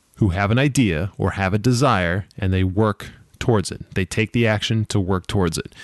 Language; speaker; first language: English; native; English